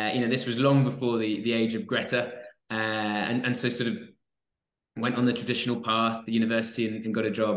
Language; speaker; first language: English; native; English